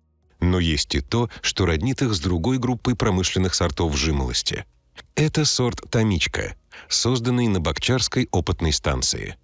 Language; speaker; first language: Russian; native; Russian